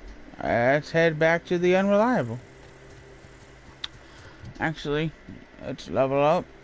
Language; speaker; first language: English; native; English